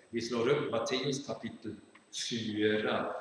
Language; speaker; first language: Swedish; non-native, fluent; German